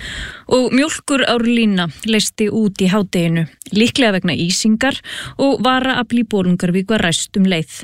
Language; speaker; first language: Icelandic; native; Icelandic